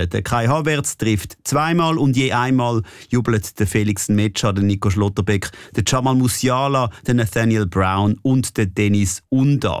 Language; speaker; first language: German; native; German